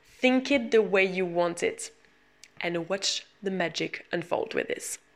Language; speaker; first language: English; non-native, fluent; French